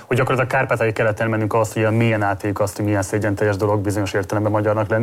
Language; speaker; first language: Hungarian; native; Hungarian